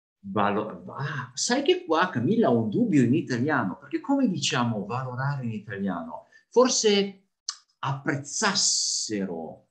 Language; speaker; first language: Italian; native; Italian